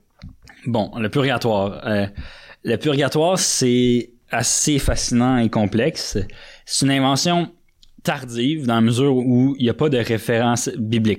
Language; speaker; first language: French; native; French